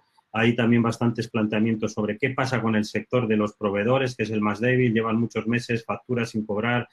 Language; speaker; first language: Spanish; native; Spanish